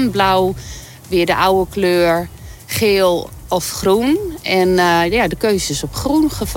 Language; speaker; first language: Dutch; native; Dutch